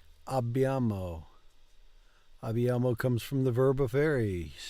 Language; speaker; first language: Italian; non-native, learner; English